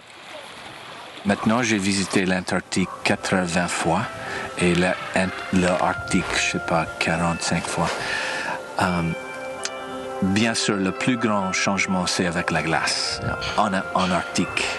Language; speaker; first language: French; non-native, learner; English